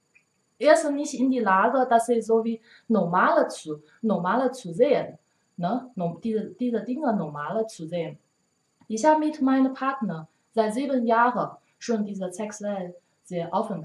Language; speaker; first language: German; non-native, learner; Chinese